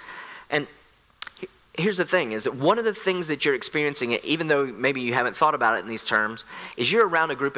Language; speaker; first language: English; native; English